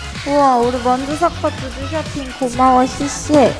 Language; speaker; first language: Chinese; non-native, fluent; Korean